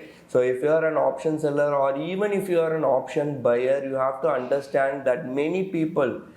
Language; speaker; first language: English; non-native, local second language; Tamil